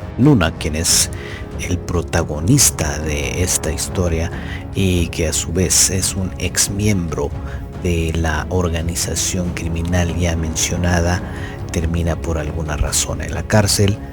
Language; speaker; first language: Spanish; native; Spanish